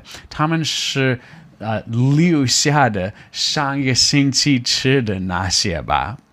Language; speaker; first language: Chinese; non-native, fluent; English